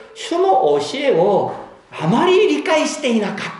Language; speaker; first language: Japanese; non-native, fluent; Korean